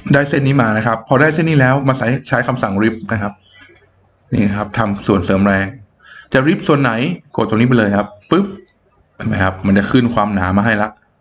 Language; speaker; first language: Thai; native; Thai